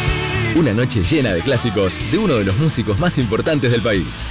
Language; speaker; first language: Spanish; native; Spanish